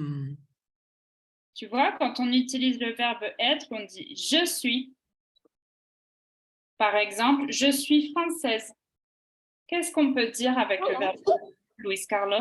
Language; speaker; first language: French; native; French